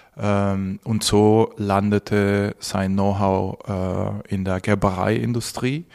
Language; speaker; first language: German; non-native, fluent; Spanish